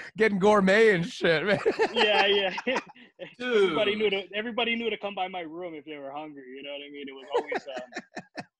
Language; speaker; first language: English; native; English